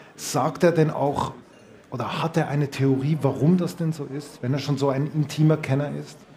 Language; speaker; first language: German; native; German